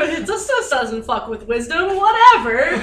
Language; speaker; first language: English; native; English